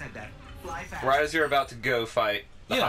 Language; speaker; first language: English; native; English